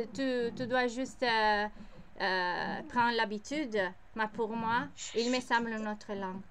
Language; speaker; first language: French; non-native, learner; English